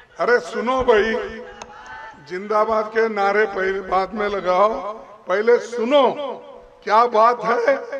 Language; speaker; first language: Hindi; non-native, local second language; Kannada